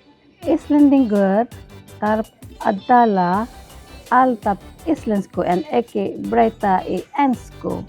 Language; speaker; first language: Icelandic; non-native, learner; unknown